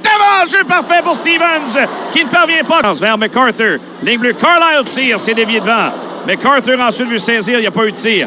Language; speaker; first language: French; native; French